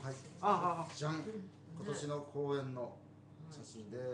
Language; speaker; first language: Japanese; native; Japanese